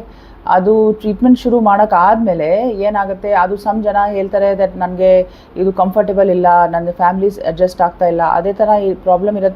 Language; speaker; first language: Kannada; non-native, learner; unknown